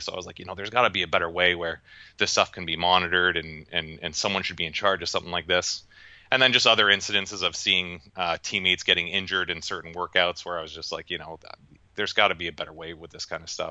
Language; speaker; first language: English; native; English